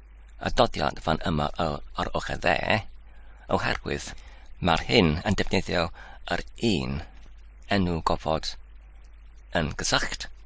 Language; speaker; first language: Welsh; non-native, learner; English